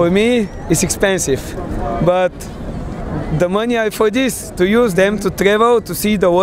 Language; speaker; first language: English; non-native, learner; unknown